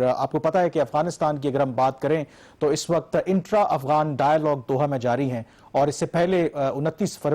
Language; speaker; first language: Urdu; native; Urdu